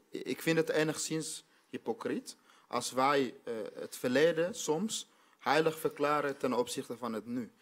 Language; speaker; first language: Dutch; non-native, fluent; Swahili